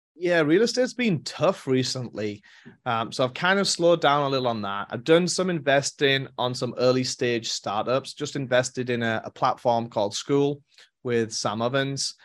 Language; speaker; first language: English; native; English